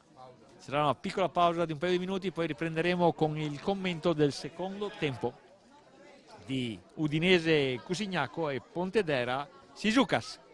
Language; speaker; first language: Italian; native; Italian